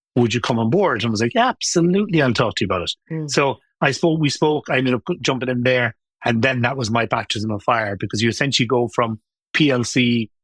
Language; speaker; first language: English; native; English